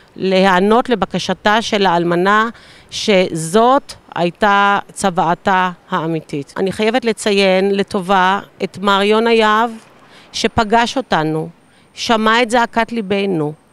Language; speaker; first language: Hebrew; native; Hebrew